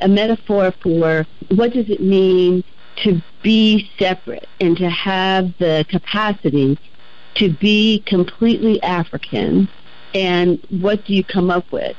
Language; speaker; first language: English; native; English